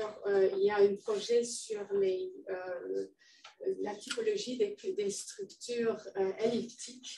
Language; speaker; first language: French; non-native, fluent; Dutch